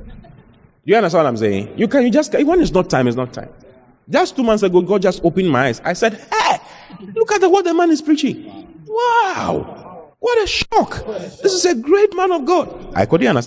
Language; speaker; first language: English; non-native, local second language; Akan